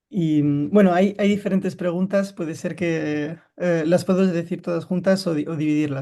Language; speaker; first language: Spanish; non-native, fluent; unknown